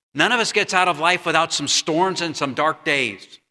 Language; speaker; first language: English; native; English